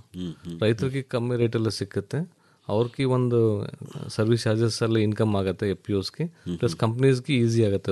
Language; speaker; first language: Kannada; non-native, learner; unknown